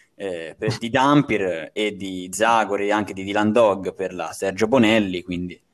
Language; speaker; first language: Italian; native; Italian